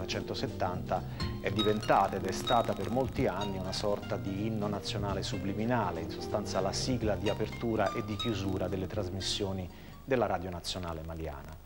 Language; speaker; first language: Italian; native; Italian